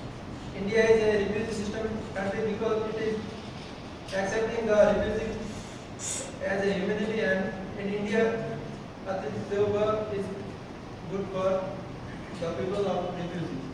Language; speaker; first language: English; non-native, learner; Hindi